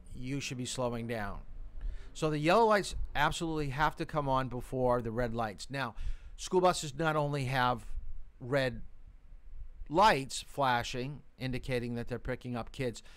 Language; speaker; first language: English; native; English